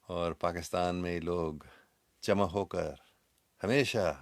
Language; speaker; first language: Urdu; non-native, fluent; English